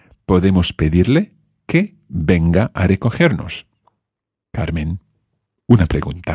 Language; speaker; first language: Spanish; non-native, fluent; English